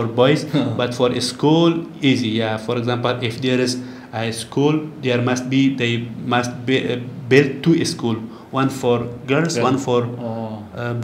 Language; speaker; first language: English; non-native, learner; Persian